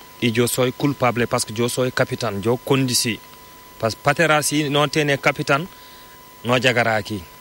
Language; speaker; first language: Spanish; non-native, learner; Fula